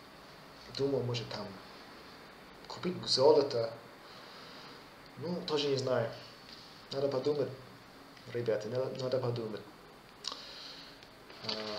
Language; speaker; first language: Russian; non-native, fluent; English